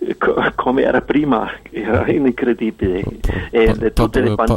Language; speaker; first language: Italian; non-native, fluent; German